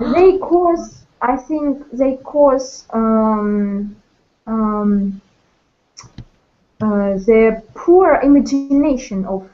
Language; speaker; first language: English; non-native, learner; Russian